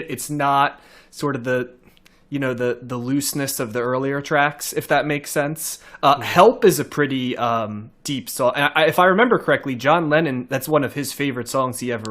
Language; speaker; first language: English; native; English